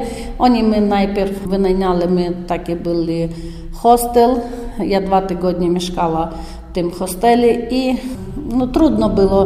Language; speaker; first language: Polish; non-native, learner; Ukrainian